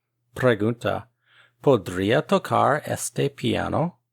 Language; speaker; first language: Spanish; non-native, fluent; English